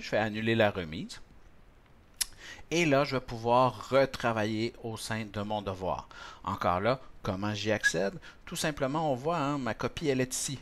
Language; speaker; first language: French; native; French